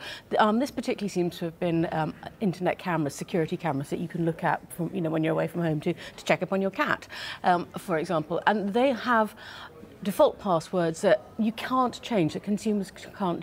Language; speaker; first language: English; native; English